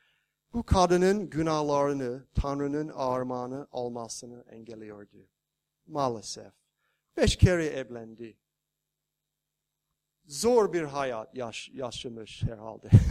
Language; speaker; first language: Turkish; non-native, fluent; English